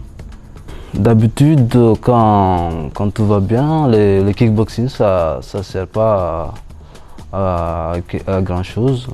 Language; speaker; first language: French; non-native, local second language; Malagasy